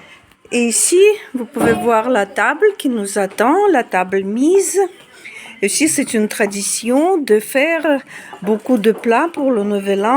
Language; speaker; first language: French; non-native, fluent; Russian